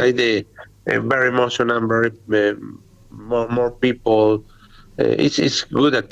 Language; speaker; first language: English; non-native, learner; Spanish